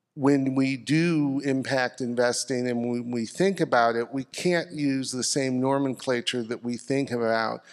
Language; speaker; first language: English; native; English